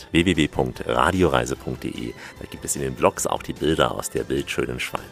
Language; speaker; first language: German; native; German